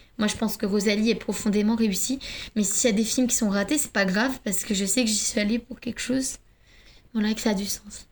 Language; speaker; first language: French; early bilingual, other home language; Finnish